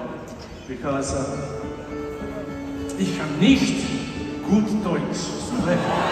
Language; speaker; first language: German; non-native, learner; English